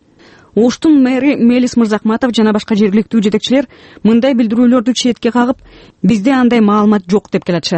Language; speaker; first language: Kyrgyz; native; Kyrgyz